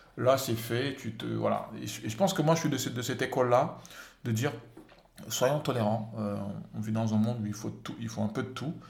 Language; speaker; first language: French; non-native, local second language; Wolof